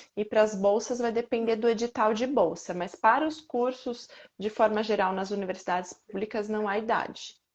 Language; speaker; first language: Portuguese; native; Portuguese